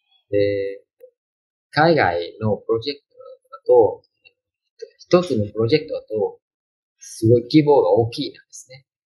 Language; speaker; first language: Japanese; non-native, fluent; Vietnamese